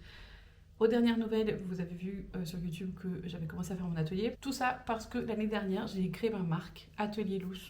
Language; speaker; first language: French; native; French